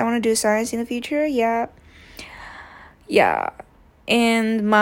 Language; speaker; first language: English; non-native, fluent; Chinese